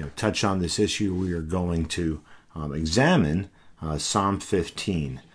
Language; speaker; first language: English; native; English